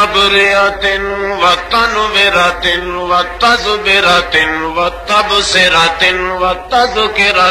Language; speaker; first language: Arabic; non-native, fluent; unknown